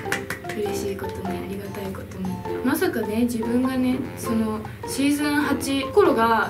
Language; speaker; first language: Japanese; native; Japanese